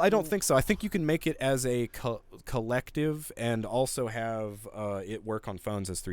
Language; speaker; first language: English; native; English